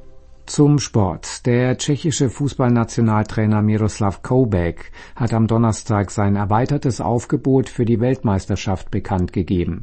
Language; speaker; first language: German; native; German